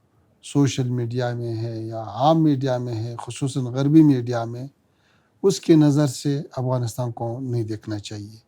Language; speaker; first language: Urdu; non-native, learner; Pashto